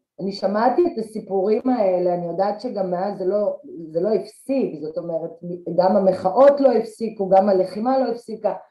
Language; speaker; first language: Hebrew; early bilingual, other home language; Russian